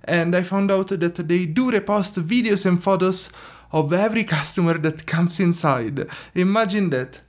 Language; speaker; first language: English; non-native, fluent; Italian